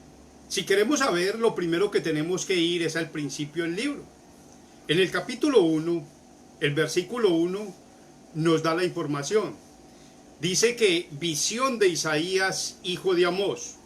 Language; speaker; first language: Spanish; native; Spanish